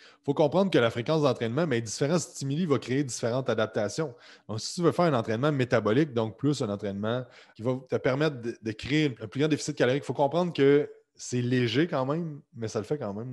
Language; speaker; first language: French; native; French